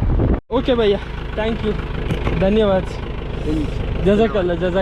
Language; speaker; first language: Hindi; non-native, local second language; Malayalam